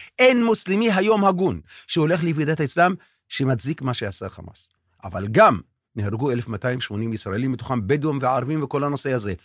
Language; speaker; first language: Hebrew; non-native, local second language; Arabic